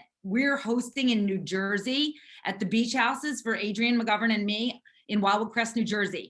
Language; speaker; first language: English; native; English